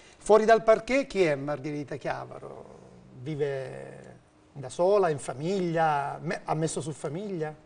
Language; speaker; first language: Italian; native; Italian